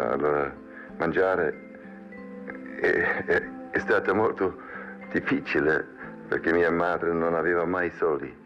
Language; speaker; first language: Italian; non-native, learner; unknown